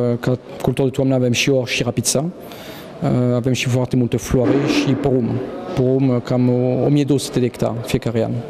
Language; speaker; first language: Romanian; non-native, fluent; French